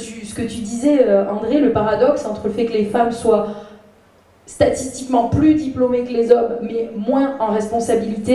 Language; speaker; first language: French; native; French